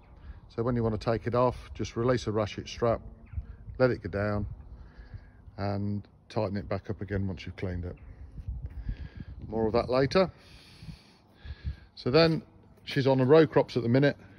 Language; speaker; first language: English; native; English